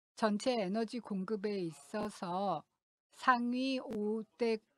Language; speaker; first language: Korean; non-native, fluent; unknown